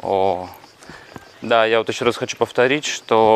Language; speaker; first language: Russian; native; Russian